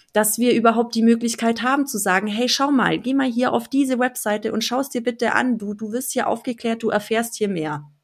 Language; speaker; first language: German; native; German